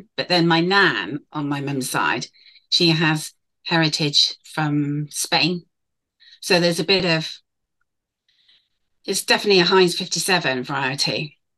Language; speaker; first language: English; native; English